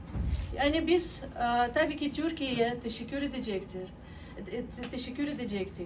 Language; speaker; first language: Turkish; non-native, learner; Ukrainian